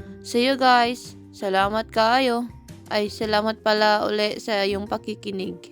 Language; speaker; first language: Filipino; non-native, local second language; Cebuano